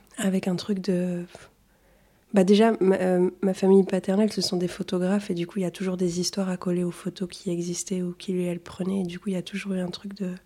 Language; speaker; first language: French; early bilingual, other home language; Arabic